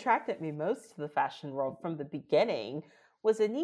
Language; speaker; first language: English; native; English